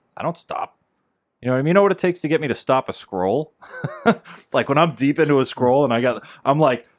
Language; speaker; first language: English; native; English